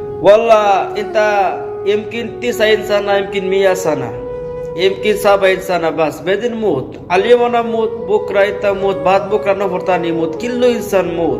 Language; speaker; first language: Arabic; non-native, learner; Bangla